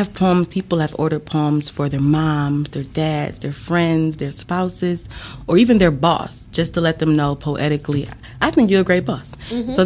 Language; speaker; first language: English; native; English